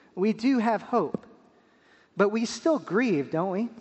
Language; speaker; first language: English; native; English